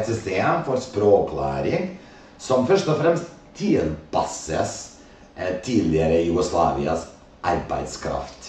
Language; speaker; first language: Norwegian; non-native, fluent; Serbian